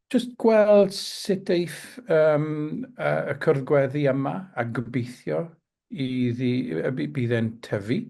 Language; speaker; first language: Welsh; non-native, local second language; English